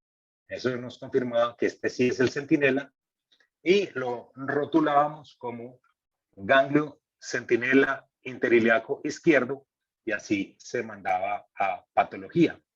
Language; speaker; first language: Spanish; native; Spanish